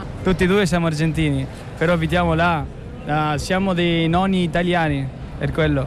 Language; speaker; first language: Italian; non-native, fluent; Spanish